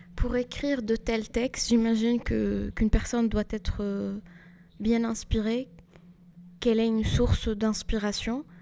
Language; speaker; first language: French; non-native, local second language; Arabic